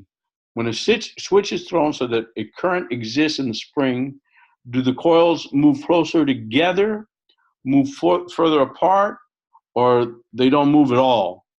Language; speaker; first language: English; native; English